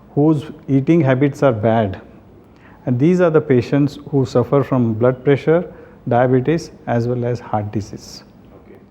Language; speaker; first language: English; non-native, local second language; Kannada